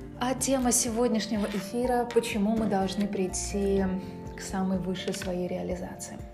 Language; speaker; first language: Russian; native; Russian